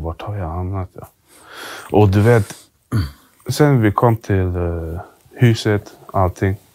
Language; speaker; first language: Swedish; early bilingual, other home language; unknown